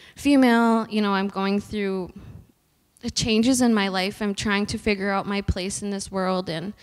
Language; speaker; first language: English; native; English